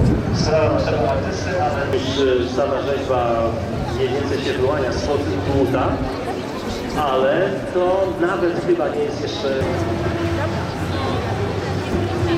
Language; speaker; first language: Polish; native; Polish